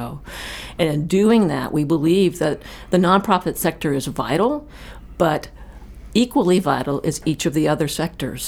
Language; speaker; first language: English; native; English